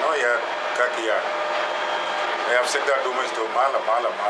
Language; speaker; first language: Russian; non-native, fluent; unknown